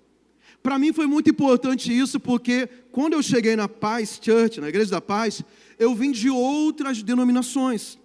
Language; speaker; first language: Portuguese; native; Portuguese